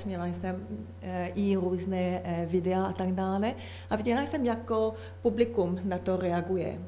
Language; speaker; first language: Czech; non-native, learner; French